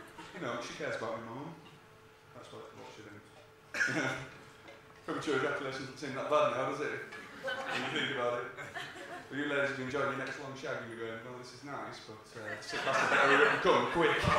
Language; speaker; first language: English; native; English